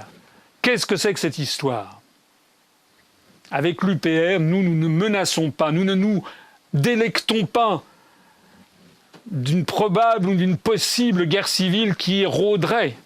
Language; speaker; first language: French; native; French